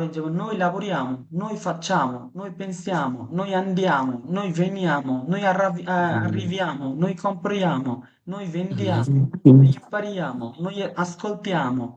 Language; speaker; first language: Italian; non-native, fluent; Bangla